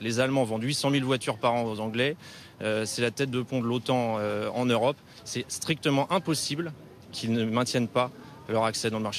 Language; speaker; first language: French; native; French